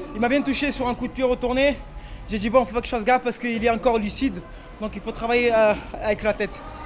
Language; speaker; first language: French; native; French